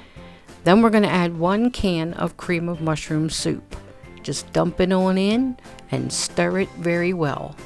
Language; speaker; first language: English; native; English